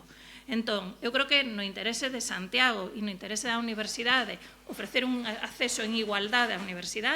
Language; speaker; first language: Galician; native; Galician